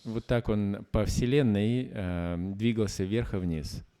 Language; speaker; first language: Russian; native; Russian